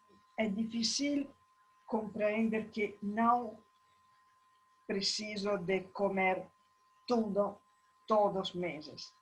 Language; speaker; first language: Portuguese; non-native, learner; Italian